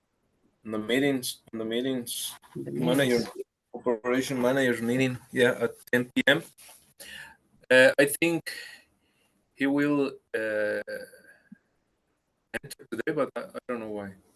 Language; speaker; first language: English; non-native, learner; Spanish